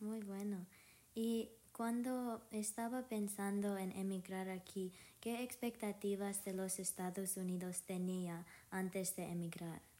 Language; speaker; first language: Spanish; non-native, learner; English